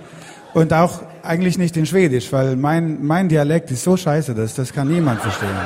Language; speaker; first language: German; non-native, learner; Swedish